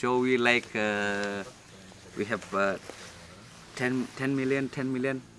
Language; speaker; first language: English; non-native, learner; Indonesian